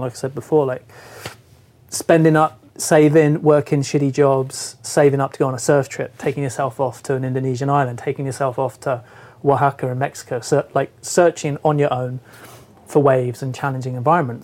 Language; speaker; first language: English; native; English